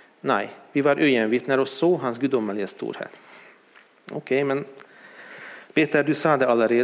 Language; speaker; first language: Swedish; non-native, fluent; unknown